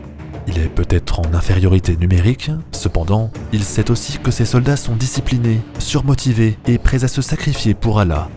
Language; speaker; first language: French; native; French